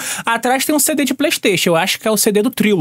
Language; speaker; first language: Portuguese; native; Portuguese